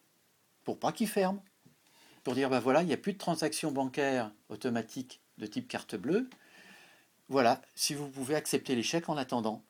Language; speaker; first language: French; native; French